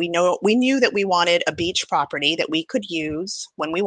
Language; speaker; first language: English; native; English